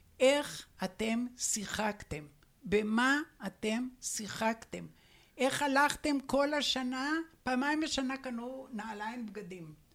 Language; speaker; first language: Hebrew; non-native, fluent; Romanian